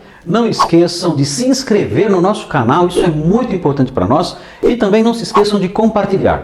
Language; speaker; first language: Portuguese; native; Portuguese